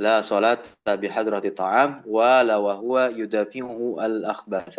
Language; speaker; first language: Arabic; non-native, fluent; Indonesian